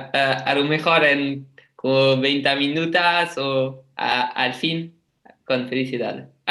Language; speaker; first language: Spanish; non-native, learner; French